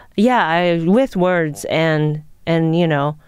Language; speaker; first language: English; early bilingual, other home language; Japanese